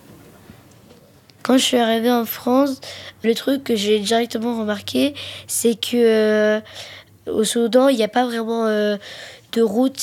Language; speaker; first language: French; early bilingual, other home language; Arabic